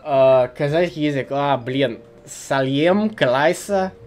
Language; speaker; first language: Russian; non-native, learner; English